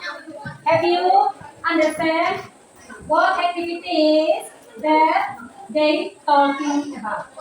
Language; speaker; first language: English; non-native, learner; Indonesian